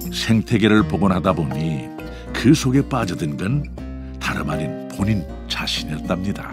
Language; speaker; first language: Korean; native; Korean